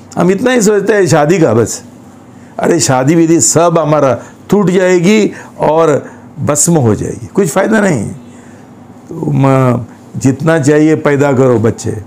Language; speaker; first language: Hindi; non-native, local second language; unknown